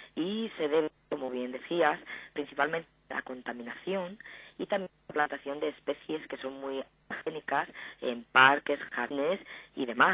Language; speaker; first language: Spanish; native; Spanish